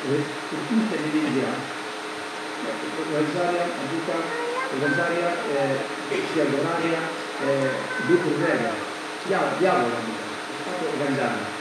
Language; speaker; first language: Romanian; non-native, learner; Greek